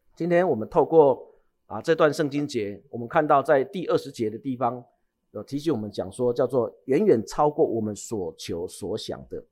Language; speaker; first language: Chinese; native; Chinese